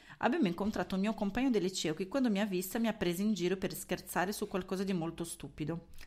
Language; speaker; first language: Italian; native; Italian